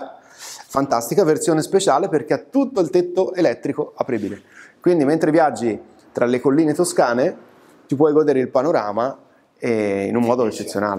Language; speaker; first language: Italian; native; Italian